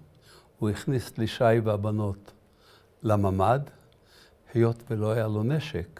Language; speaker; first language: Hebrew; early bilingual, other home language; Arabic